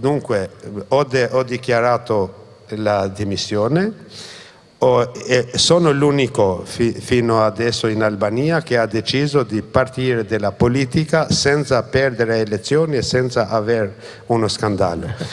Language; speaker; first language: Italian; non-native, fluent; Albanian